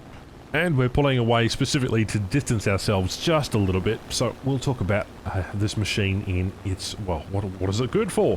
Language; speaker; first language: English; native; English